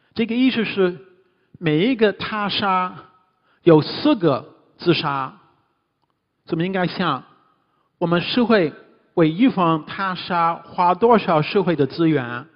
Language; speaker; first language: Chinese; non-native, fluent; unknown